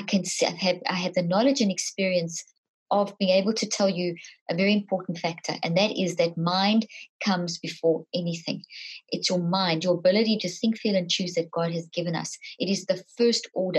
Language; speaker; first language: English; native; English